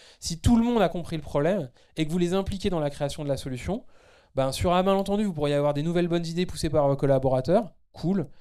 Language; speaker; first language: French; native; French